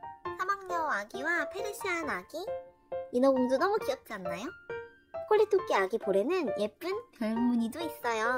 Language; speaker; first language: Korean; native; Korean